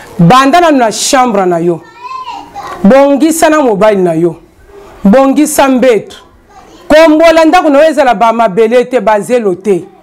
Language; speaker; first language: Lingala; native; Lingala